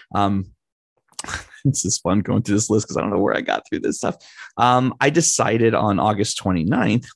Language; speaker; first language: English; native; English